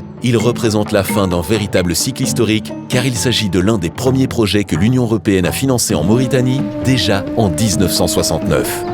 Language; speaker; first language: French; native; French